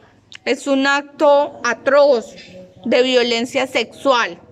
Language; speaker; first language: Spanish; native; Spanish